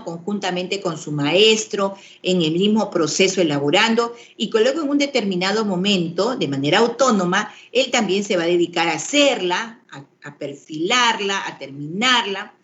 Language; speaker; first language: Spanish; native; Spanish